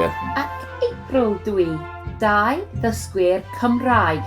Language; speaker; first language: Welsh; non-native, learner; English